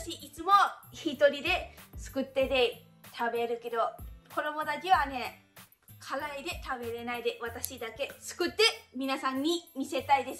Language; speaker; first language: Japanese; non-native, learner; Lao